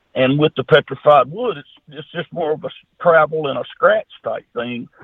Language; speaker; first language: English; native; English